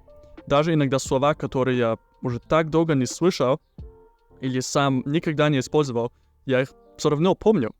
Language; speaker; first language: Russian; early bilingual, heritage; German